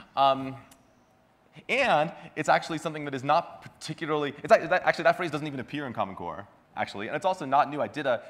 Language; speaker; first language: English; native; English